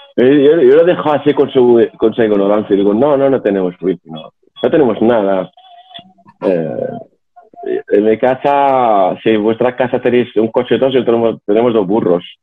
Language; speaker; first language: Spanish; non-native, fluent; Arabic